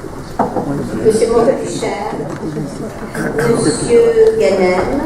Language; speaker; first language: French; native; French